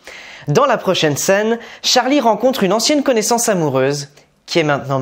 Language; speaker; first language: French; native; French